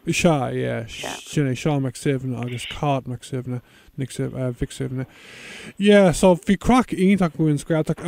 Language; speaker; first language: Irish; non-native, local second language; English